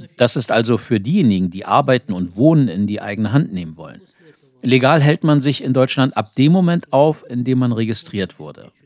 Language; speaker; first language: German; non-native, fluent; Ukrainian